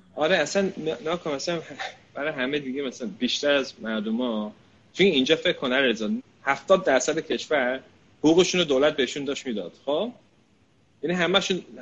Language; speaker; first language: Persian; early bilingual, heritage; Persian